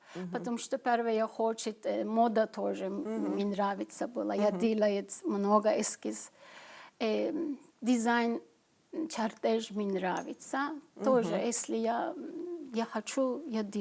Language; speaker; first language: Russian; non-native, learner; Turkish